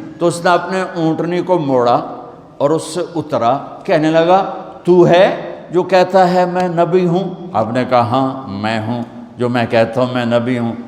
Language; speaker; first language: Urdu; non-native, local second language; Punjabi